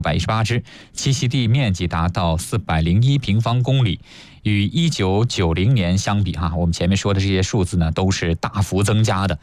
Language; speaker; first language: Chinese; native; Chinese